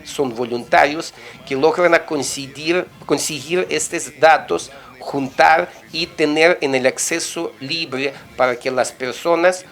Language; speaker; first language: Spanish; non-native, fluent; Russian